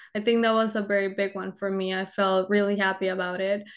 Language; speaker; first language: English; early bilingual, other home language; Spanish